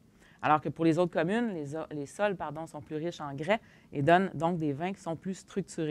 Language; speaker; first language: French; native; French